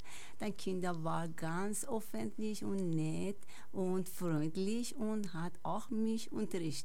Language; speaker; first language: German; non-native, learner; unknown